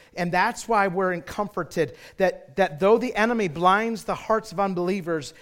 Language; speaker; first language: English; native; English